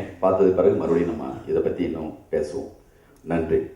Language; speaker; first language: Tamil; native; Tamil